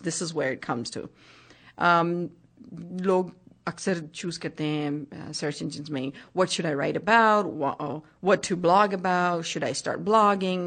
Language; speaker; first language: English; non-native, local second language; Hindi